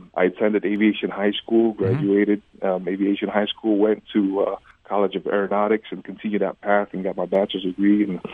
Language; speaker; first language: English; early bilingual, other home language; Indonesian